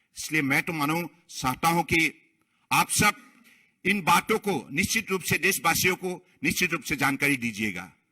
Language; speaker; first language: Hindi; non-native, local second language; Bangla